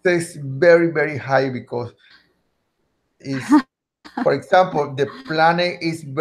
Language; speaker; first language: English; non-native, learner; Spanish